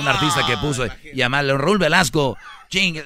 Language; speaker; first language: Spanish; native; Spanish